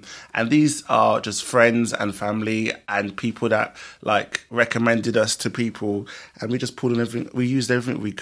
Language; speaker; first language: English; native; English